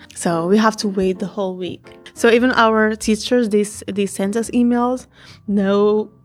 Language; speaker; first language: English; non-native, fluent; Arabic